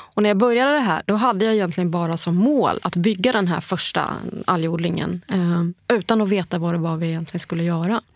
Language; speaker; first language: Swedish; early bilingual, heritage; Swedish